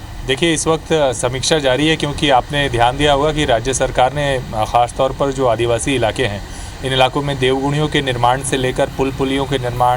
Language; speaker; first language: Hindi; native; Hindi